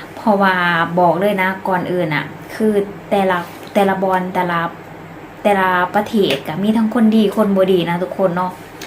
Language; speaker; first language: Thai; native; Thai